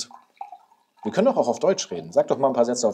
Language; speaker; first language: German; native; German